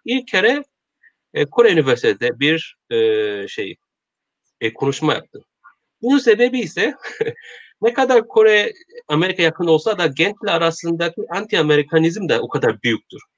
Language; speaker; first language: Turkish; non-native, learner; Korean